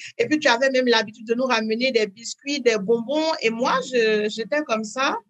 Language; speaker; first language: French; native; French